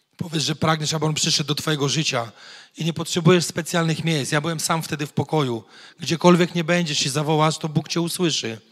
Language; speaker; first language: Polish; native; Polish